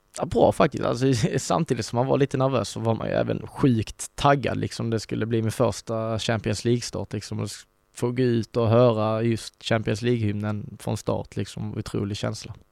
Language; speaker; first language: Swedish; native; Swedish